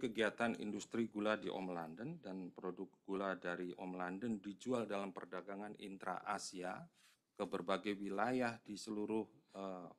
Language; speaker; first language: Indonesian; native; Indonesian